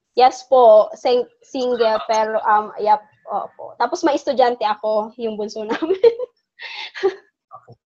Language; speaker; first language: Filipino; non-native, local second language; Cebuano